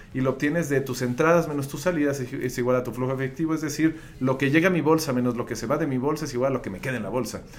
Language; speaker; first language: Spanish; native; Spanish